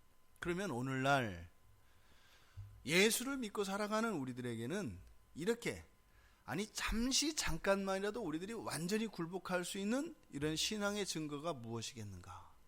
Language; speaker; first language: Korean; native; Korean